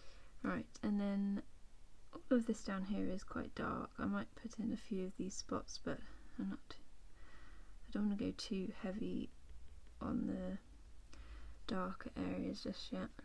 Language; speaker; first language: English; native; English